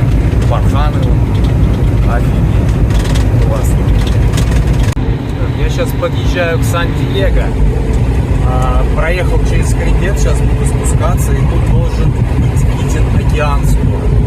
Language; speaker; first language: Russian; native; Russian